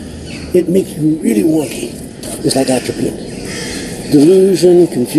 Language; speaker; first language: English; native; English